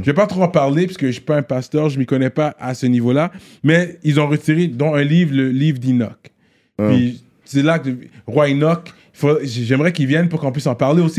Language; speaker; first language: French; native; French